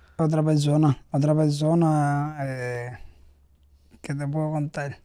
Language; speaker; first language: Spanish; native; Spanish